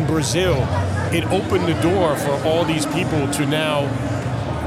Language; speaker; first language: English; native; English